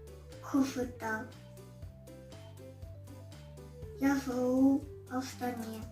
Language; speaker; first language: Russian; non-native, local second language; Kazakh